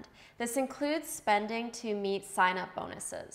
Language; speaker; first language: English; native; English